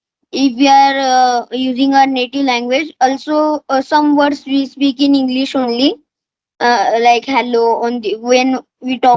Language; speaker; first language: English; non-native, learner; Marathi